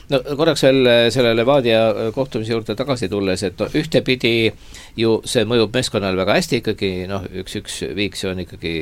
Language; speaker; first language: Estonian; native; Estonian